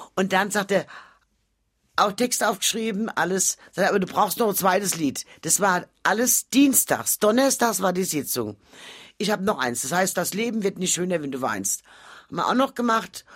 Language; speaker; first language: German; native; German